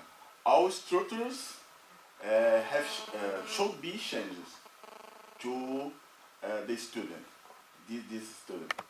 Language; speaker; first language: English; non-native, learner; Portuguese